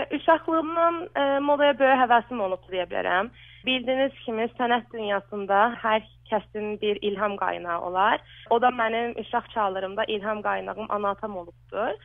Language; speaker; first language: Azerbaijani; early bilingual, heritage; Azerbaijani